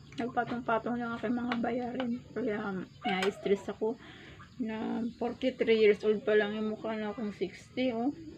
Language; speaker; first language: Filipino; non-native, local second language; Cebuano